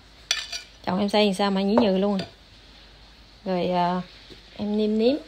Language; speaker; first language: Vietnamese; native; Vietnamese